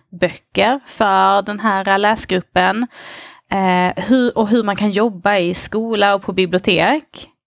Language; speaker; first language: Swedish; native; Swedish